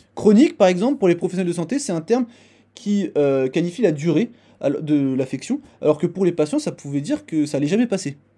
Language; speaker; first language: French; native; French